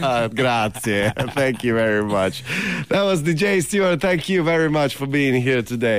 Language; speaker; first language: English; non-native, fluent; Italian